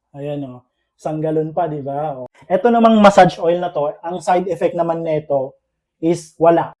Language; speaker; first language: Filipino; non-native, local second language; Iloko